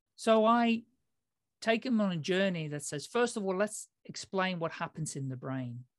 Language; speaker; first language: English; early bilingual, other home language; Dutch